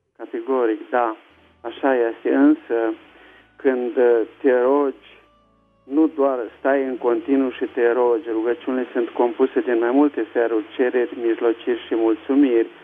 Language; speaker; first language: Romanian; native; Romanian